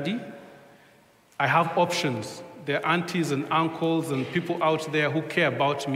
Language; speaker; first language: English; non-native, local second language; Ganda